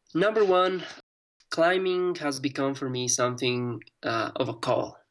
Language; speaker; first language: English; non-native, fluent; Spanish